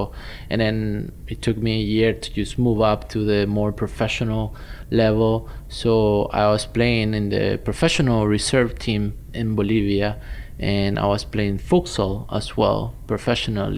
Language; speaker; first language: English; non-native, fluent; Spanish